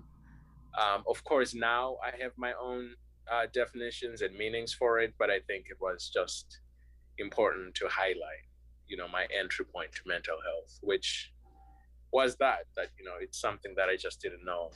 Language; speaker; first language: English; non-native, local second language; North Ndebele